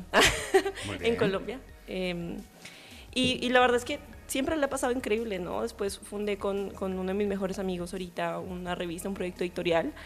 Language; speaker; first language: Spanish; native; Spanish